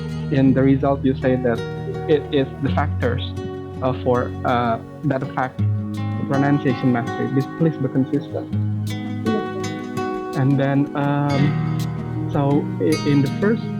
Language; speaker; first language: English; non-native, fluent; Indonesian